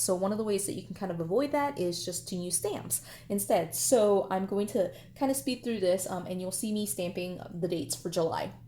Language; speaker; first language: English; native; English